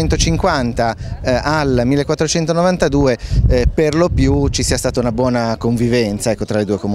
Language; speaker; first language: Italian; native; Italian